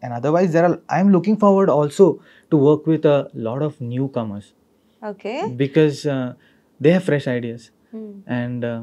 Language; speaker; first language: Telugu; non-native, fluent; Malayalam